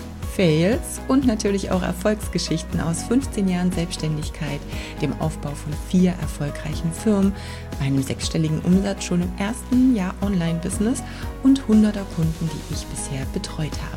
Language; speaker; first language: German; native; German